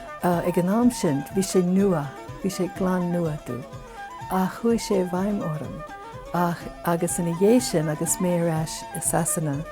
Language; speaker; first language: Irish; non-native, fluent; English